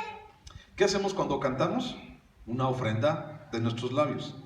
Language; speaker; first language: Spanish; native; Spanish